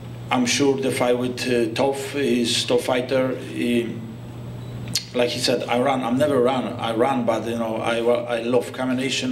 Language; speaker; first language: English; non-native, learner; Polish